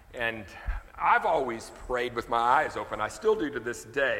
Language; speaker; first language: English; native; English